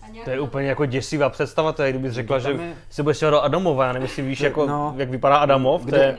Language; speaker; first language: Czech; native; Czech